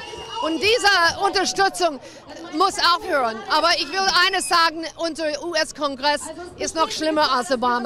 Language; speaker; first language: German; non-native, fluent; English